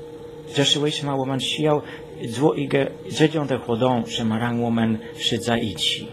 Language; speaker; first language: Chinese; non-native, learner; Polish